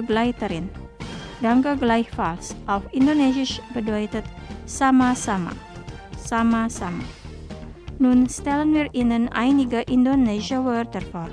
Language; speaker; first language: German; non-native, fluent; Indonesian